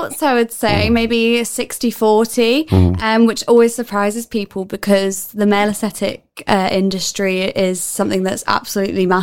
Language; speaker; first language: English; native; English